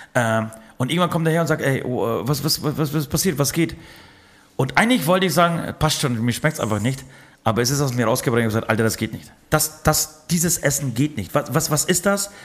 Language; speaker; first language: German; early bilingual, other home language; Polish